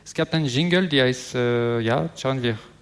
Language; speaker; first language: German; non-native, learner; French